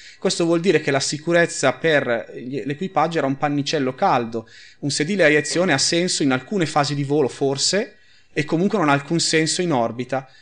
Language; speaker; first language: Italian; native; Italian